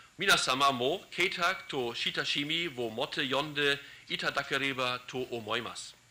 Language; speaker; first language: Japanese; non-native, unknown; German